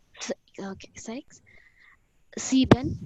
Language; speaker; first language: German; non-native, learner; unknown